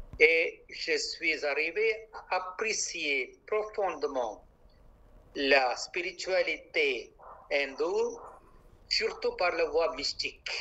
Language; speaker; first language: French; non-native, local second language; Malayalam